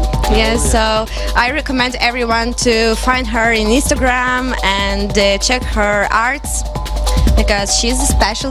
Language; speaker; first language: English; non-native, local second language; Ukrainian